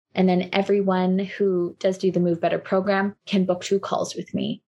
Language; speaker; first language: English; native; English